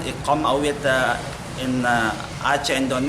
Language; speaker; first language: Dutch; non-native, learner; Indonesian